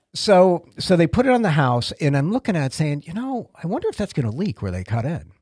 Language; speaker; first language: English; native; English